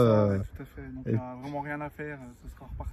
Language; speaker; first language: French; native; French